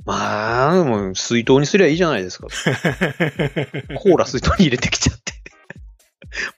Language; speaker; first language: Japanese; native; Japanese